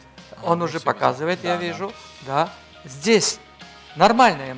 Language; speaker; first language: Russian; non-native, fluent; Georgian